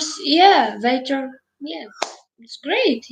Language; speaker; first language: English; non-native, learner; Ukrainian